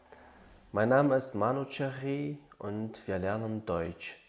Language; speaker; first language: German; non-native, fluent; Tajik